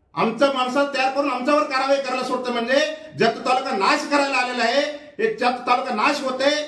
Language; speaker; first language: Marathi; non-native, local second language; Kannada